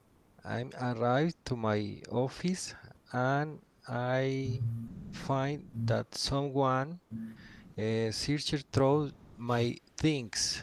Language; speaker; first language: English; non-native, learner; Spanish